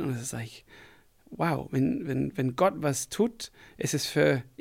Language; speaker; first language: German; non-native, fluent; English